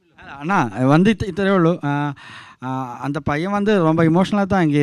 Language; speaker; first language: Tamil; non-native, learner; Malayalam